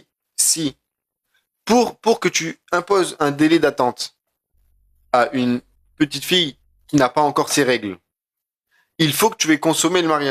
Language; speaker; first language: French; native; French